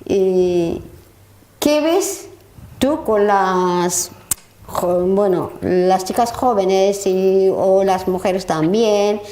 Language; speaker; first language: Spanish; non-native, learner; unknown